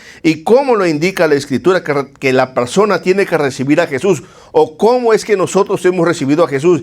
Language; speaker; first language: Spanish; native; Spanish